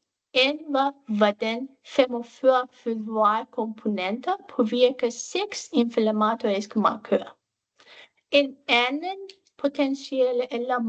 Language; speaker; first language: Danish; non-native, fluent; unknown